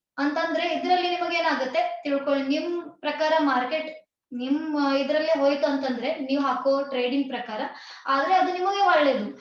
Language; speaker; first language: Kannada; non-native, local second language; Tulu